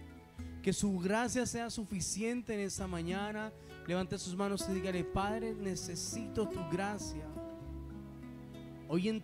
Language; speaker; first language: Spanish; native; Spanish